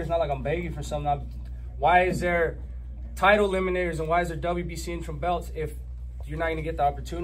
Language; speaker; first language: English; early bilingual, other home language; Spanish